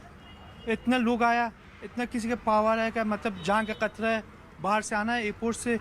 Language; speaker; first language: Hindi; non-native, learner; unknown